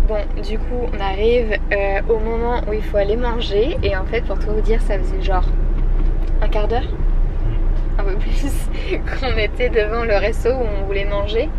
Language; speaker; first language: French; native; French